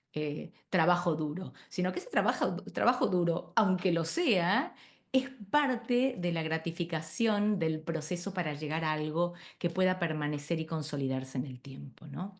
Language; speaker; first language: Spanish; native; Spanish